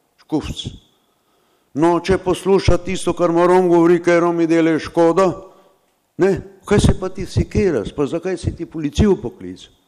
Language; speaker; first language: Slovenian; non-native, local second language; Romany